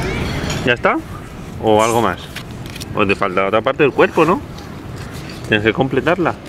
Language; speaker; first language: Spanish; native; Spanish